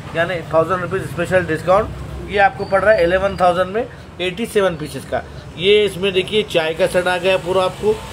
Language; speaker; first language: Hindi; non-native, local second language; Urdu